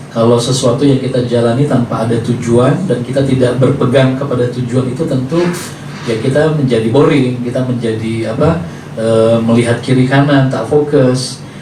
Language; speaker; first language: Indonesian; native; Indonesian